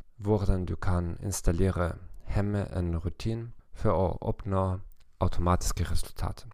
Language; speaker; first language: Norwegian; non-native, learner; German